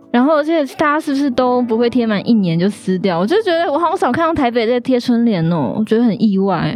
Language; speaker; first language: Chinese; native; Chinese